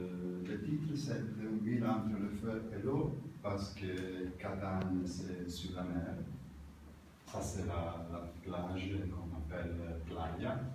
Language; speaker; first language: French; non-native, learner; Italian